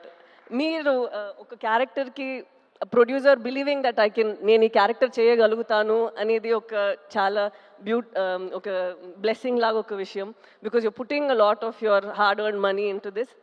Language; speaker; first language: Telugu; non-native, fluent; Tamil